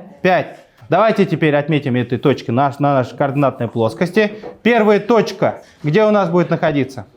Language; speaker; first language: Russian; native; Russian